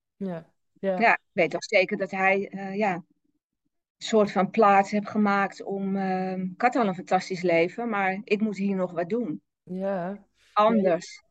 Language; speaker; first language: Dutch; native; Dutch